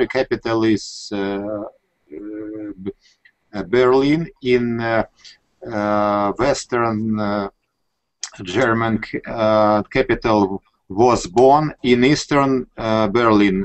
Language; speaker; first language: English; non-native, learner; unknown